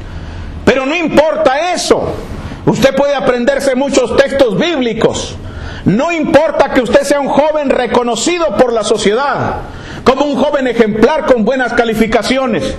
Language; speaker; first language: Spanish; native; Spanish